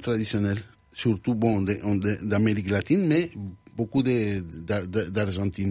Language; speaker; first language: French; non-native, fluent; Spanish